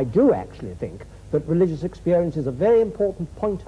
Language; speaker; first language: English; native; English